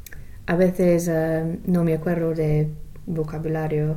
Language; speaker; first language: Spanish; non-native, fluent; English